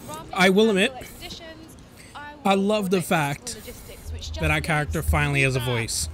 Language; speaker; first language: English; native; English